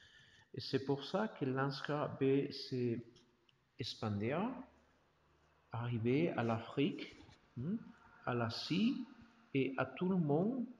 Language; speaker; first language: French; non-native, learner; Spanish